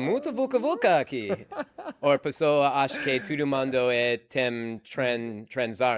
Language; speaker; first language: Portuguese; non-native, learner; English